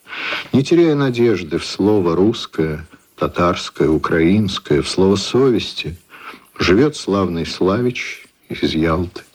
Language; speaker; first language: Russian; native; Russian